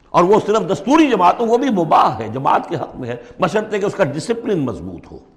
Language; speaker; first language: Urdu; native; Urdu